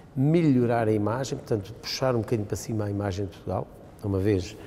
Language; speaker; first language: Portuguese; native; Portuguese